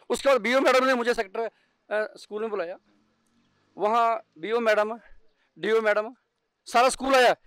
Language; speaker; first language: Hindi; native; Hindi